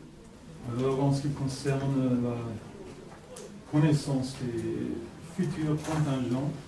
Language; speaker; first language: French; non-native, fluent; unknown